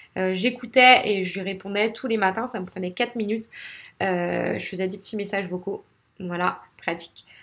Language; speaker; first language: French; native; French